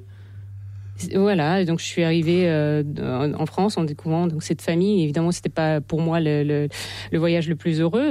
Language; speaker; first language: French; non-native, fluent; Russian